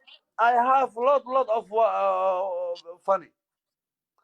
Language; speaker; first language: English; non-native, learner; Somali